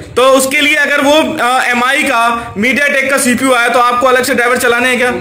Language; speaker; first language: Hindi; native; Hindi